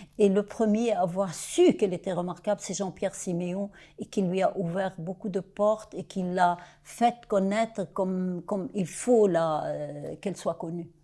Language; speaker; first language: French; non-native, local second language; Arabic